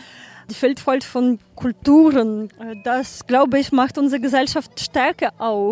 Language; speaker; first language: German; non-native, learner; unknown